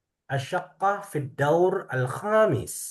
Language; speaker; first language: Arabic; non-native, fluent; Indonesian